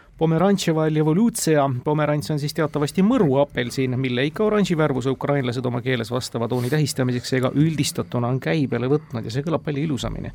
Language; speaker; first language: Estonian; native; Estonian